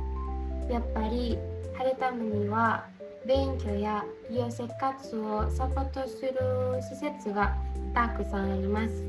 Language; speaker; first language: Japanese; non-native, learner; Indonesian